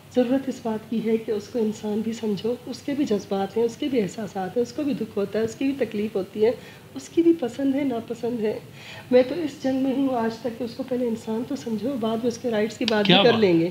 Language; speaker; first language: Urdu; native; Urdu